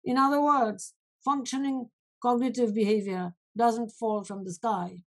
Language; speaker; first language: English; non-native, local second language; Bangla